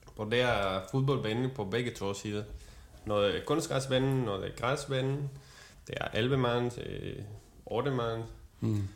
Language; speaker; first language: Danish; non-native, fluent; Spanish